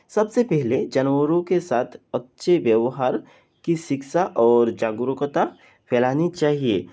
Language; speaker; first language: Hindi; non-native, local second language; Assamese